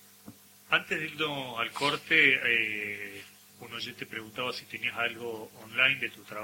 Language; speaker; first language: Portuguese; non-native, learner; Spanish